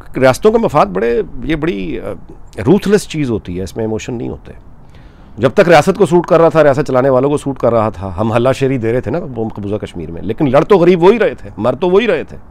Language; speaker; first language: Urdu; native; Urdu